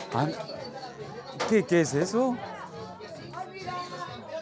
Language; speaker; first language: Spanish; non-native, learner; Korean